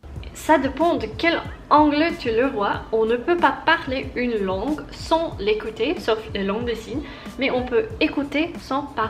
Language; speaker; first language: French; non-native, learner; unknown